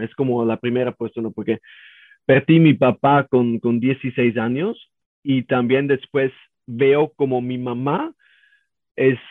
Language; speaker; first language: Spanish; non-native, learner; German